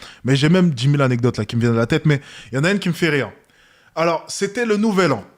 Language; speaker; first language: French; native; French